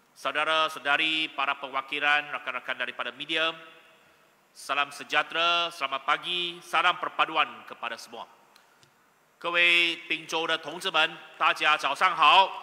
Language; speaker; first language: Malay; non-native, local second language; Chinese